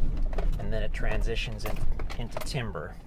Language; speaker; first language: English; native; English